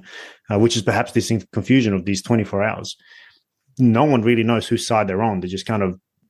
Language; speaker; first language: English; native; English